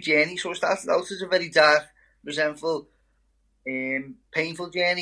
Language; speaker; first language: English; native; English